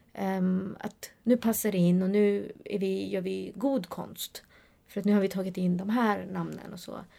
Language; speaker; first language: Swedish; early bilingual, other home language; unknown